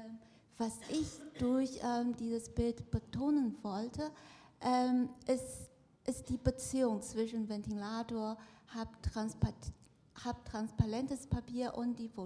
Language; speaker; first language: German; non-native, fluent; Chinese